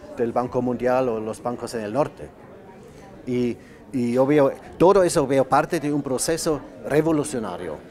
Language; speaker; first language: Spanish; non-native, fluent; German